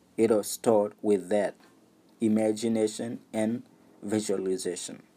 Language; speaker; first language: English; non-native, fluent; Haitian Creole